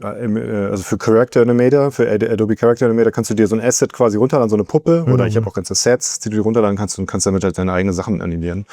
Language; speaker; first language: German; native; German